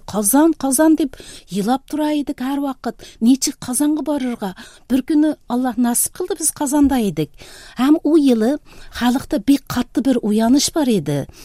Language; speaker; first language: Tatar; early bilingual, heritage; Tatar